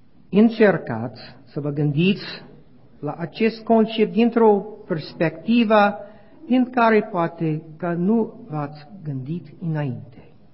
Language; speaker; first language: Romanian; non-native, learner; English